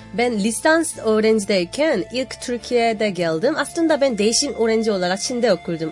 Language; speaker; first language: Turkish; non-native, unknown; Korean